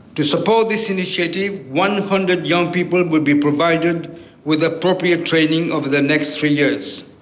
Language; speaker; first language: English; non-native, local second language; Morisyen